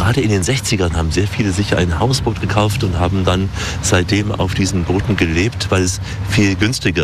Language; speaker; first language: German; native; German